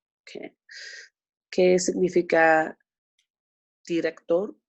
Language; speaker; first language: Spanish; non-native, learner; English